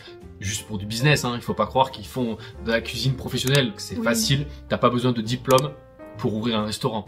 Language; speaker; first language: French; native; French